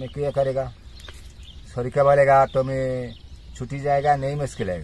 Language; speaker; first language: Hindi; non-native, learner; Bangla